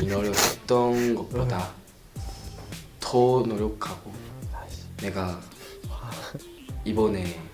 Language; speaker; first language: Korean; non-native, learner; Japanese